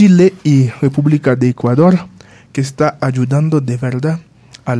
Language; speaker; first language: Spanish; non-native, fluent; Haitian Creole